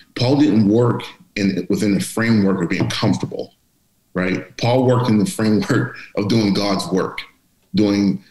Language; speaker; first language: English; native; English